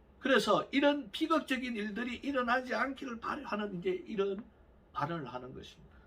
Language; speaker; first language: Korean; native; Korean